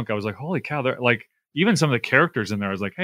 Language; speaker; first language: English; native; English